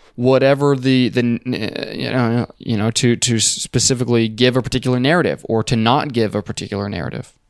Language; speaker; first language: English; native; English